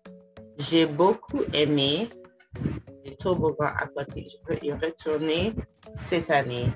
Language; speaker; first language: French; non-native, fluent; English